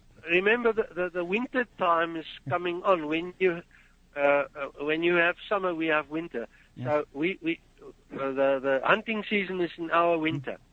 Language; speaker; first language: English; non-native, fluent; Afrikaans